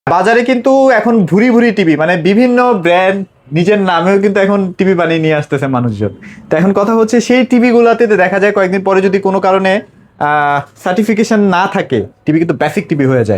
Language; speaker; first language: Bangla; native; Bangla